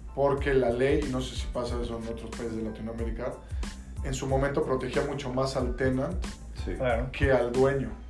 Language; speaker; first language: Spanish; native; Spanish